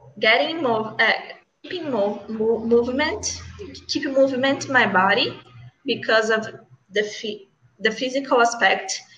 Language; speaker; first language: English; non-native, learner; Portuguese